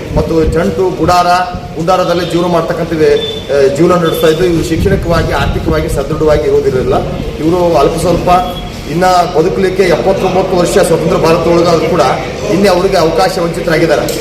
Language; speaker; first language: Kannada; native; Kannada